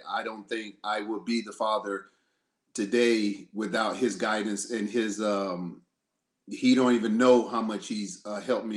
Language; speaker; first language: English; native; English